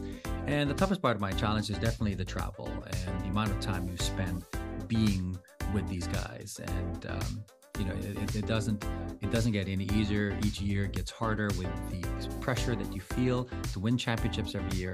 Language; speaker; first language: English; non-native, local second language; Filipino